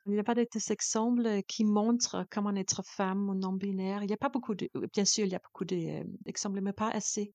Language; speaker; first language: French; non-native, learner; Danish